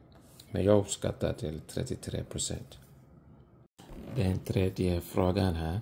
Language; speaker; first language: Swedish; non-native, fluent; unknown